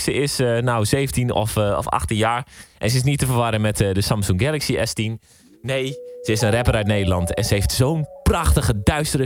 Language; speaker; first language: Dutch; native; Dutch